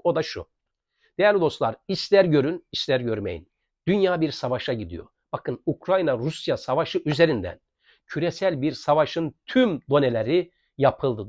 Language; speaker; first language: Turkish; native; Turkish